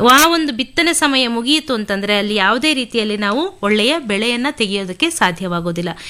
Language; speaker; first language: Kannada; native; Kannada